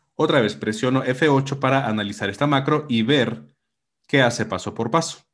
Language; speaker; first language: Spanish; native; Spanish